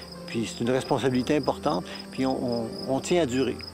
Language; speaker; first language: French; native; French